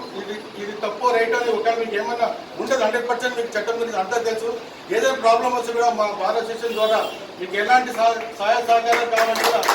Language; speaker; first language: Telugu; native; Telugu